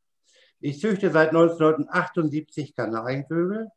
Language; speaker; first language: German; native; German